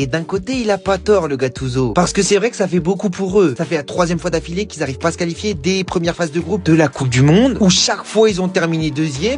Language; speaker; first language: French; native; French